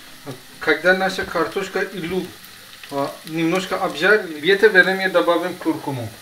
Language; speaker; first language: Russian; non-native, learner; Persian